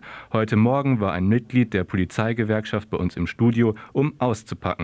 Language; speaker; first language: German; native; German